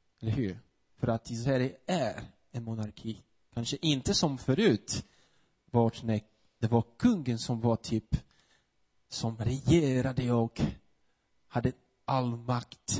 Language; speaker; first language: Swedish; non-native, fluent; Portuguese